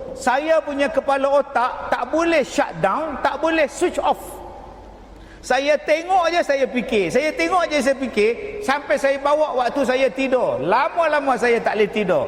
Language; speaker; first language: Malay; native; Malay